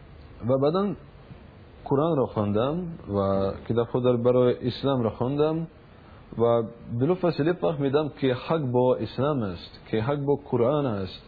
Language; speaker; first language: Persian; non-native, learner; Russian